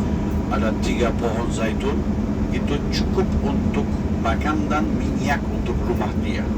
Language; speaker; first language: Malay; non-native, fluent; Turkish